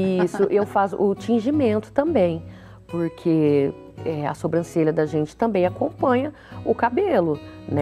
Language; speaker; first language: Portuguese; native; Portuguese